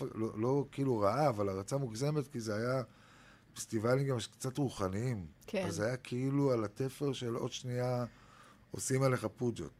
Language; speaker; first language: Hebrew; native; Hebrew